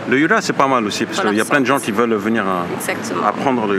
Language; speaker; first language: French; native; French